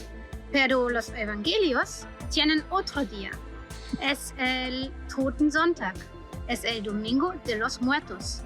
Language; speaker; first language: Spanish; non-native, fluent; German